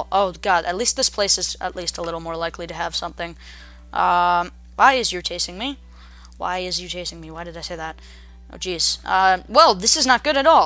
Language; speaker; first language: English; native; English